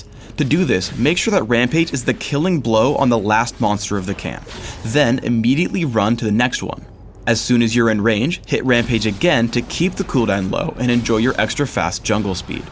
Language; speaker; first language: English; native; English